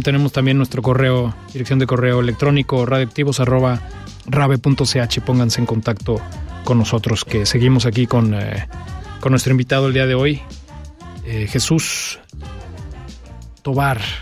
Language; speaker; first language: Spanish; native; Spanish